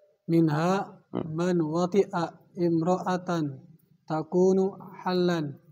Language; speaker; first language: Arabic; non-native, learner; Indonesian